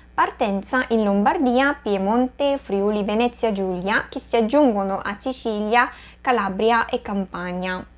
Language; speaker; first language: Italian; non-native, fluent; Korean